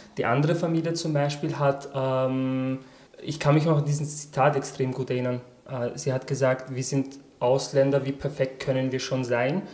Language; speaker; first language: German; early bilingual, other home language; Turkish